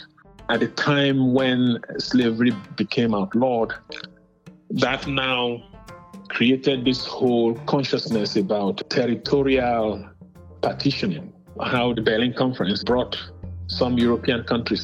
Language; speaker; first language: English; non-native, local second language; Igbo